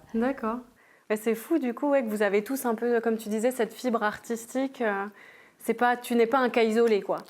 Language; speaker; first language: French; native; French